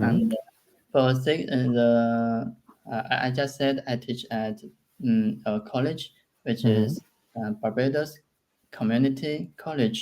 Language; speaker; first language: English; non-native, learner; Chinese